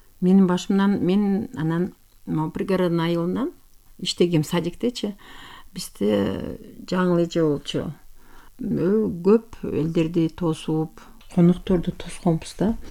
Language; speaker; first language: Kyrgyz; non-native, local second language; Turkish